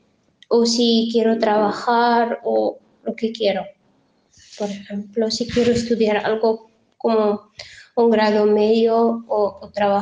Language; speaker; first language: Spanish; non-native, fluent; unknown